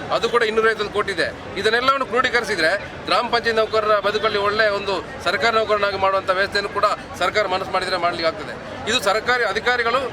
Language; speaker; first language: Kannada; native; Kannada